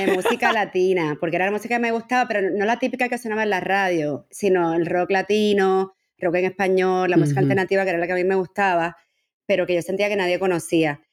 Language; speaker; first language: Spanish; native; Spanish